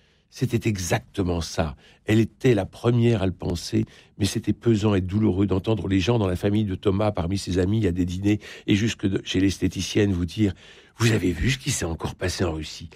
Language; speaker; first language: French; native; French